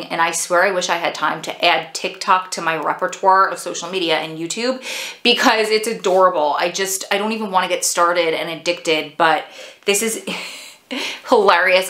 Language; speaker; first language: English; native; English